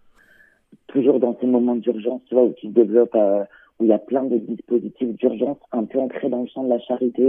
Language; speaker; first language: French; native; French